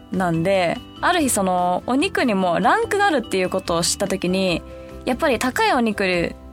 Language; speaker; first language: Japanese; early bilingual, heritage; Japanese